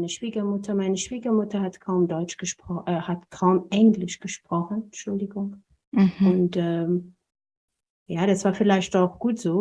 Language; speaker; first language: German; non-native, fluent; Amharic